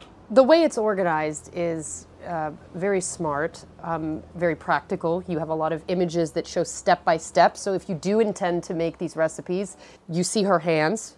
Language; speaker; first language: English; native; English